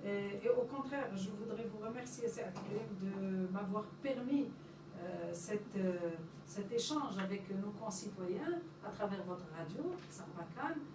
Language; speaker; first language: French; non-native, local second language; Arabic